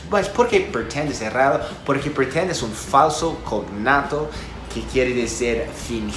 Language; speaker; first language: Spanish; non-native, fluent; Portuguese